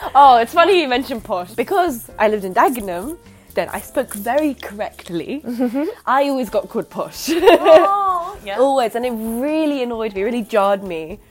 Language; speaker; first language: English; native; English